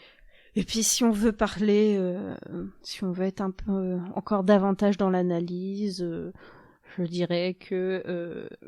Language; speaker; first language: French; native; French